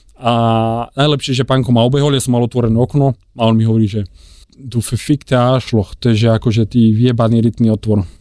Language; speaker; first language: Slovak; native; Slovak